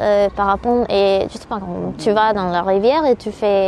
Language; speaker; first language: French; non-native, learner; Spanish